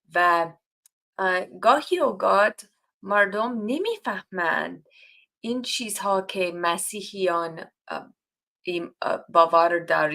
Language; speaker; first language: Persian; non-native, learner; English